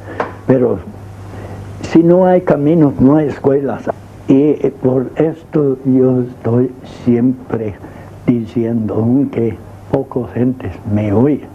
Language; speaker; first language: Spanish; non-native, fluent; English